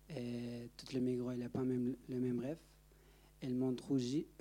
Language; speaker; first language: French; non-native, learner; Persian